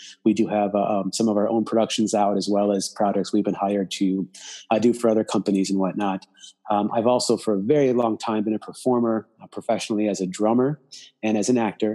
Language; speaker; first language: English; native; English